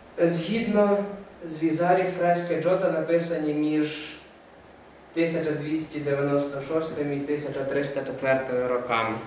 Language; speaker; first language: Ukrainian; native; Ukrainian